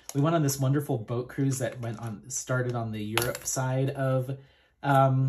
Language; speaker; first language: English; native; English